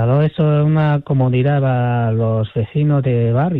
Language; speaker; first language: Spanish; non-native, fluent; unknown